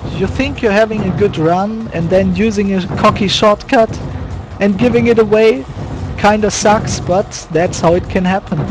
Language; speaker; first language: English; non-native, fluent; German